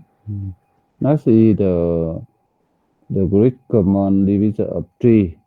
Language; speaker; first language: English; non-native, learner; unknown